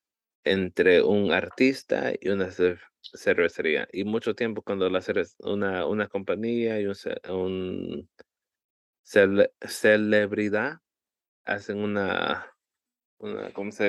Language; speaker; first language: Spanish; early bilingual, heritage; Spanish